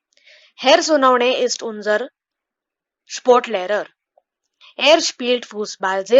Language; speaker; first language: German; non-native, fluent; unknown